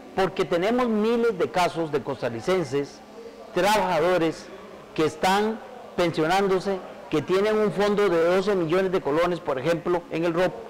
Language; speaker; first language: Spanish; native; Spanish